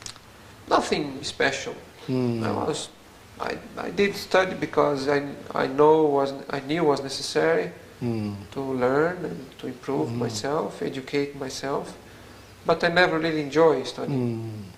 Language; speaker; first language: English; non-native, fluent; Portuguese